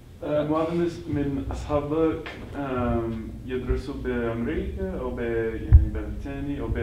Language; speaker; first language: Arabic; non-native, learner; English